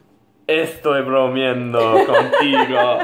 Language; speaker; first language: Spanish; non-native, learner; English